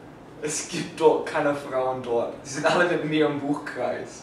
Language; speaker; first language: German; non-native, learner; English